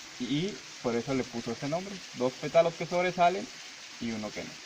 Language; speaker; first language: Spanish; native; Spanish